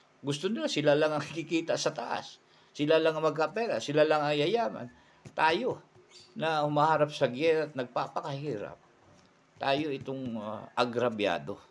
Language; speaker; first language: Filipino; non-native, local second language; Cebuano